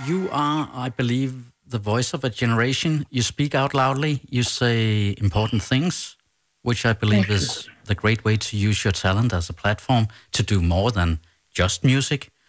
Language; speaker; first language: English; non-native, fluent; Danish